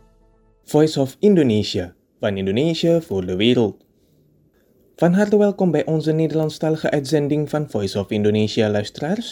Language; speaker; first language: Dutch; non-native, fluent; Indonesian